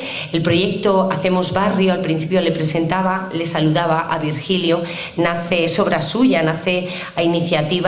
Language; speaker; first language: Spanish; native; Spanish